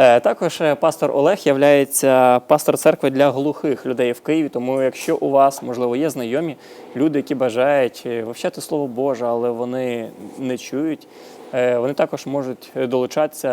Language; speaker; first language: Ukrainian; native; Ukrainian